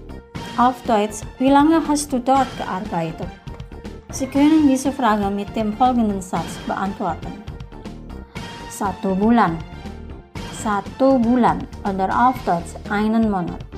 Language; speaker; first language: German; non-native, fluent; Indonesian